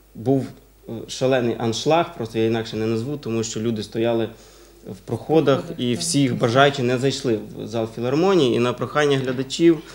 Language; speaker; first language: Ukrainian; native; Ukrainian